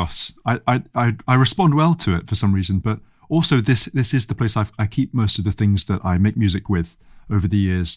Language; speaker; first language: English; native; English